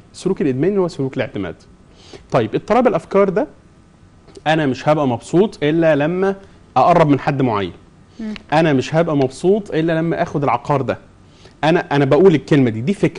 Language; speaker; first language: Arabic; native; Arabic